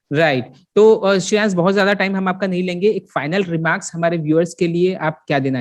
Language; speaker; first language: Hindi; native; Hindi